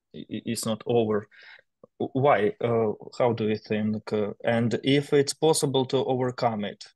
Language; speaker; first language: English; non-native, learner; Ukrainian